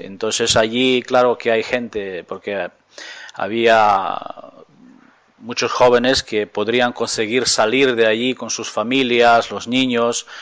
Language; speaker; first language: Spanish; non-native, fluent; Ukrainian